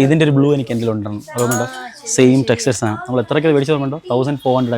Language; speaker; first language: Malayalam; native; Malayalam